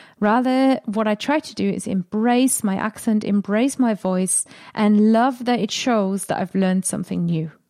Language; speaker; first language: English; non-native, fluent; German